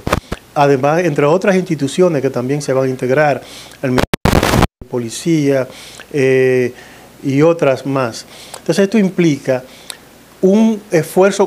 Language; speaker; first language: Spanish; native; Spanish